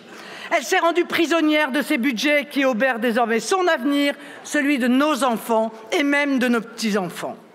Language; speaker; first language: French; native; French